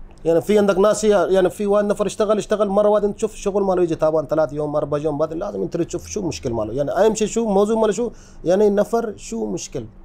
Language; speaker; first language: Arabic; non-native, learner; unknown